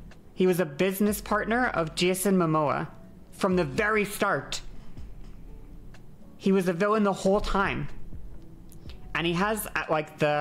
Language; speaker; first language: English; native; English